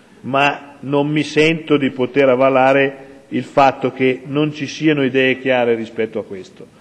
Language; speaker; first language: Italian; native; Italian